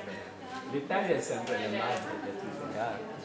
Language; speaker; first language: Italian; non-native, learner; English